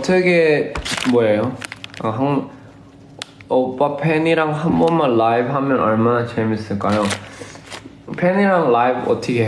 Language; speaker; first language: Korean; early bilingual, heritage; Korean